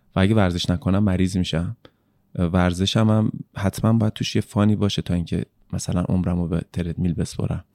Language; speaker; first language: Persian; native; Persian